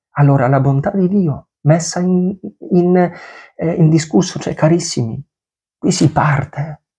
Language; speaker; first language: Italian; non-native, fluent; Polish